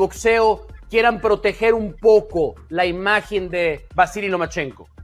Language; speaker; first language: Spanish; native; Spanish